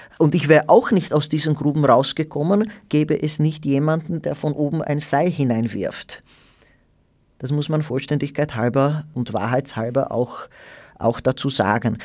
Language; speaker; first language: German; non-native, fluent; Slovak